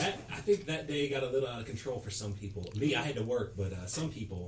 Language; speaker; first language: English; native; English